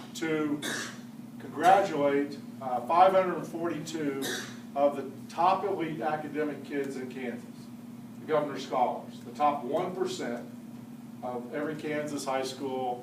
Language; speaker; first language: English; native; English